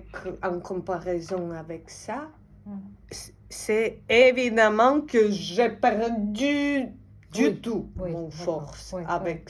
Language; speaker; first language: French; non-native, fluent; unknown